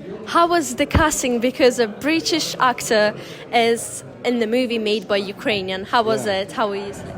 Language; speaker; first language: English; non-native, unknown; Ukrainian